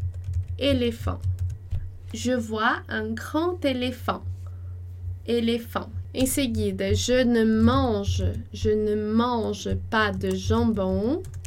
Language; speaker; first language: French; non-native, fluent; Portuguese